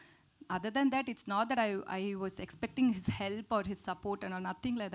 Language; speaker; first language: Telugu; non-native, learner; Tamil